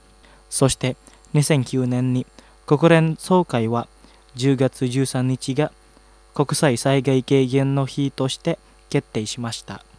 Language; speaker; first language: Japanese; non-native, learner; Indonesian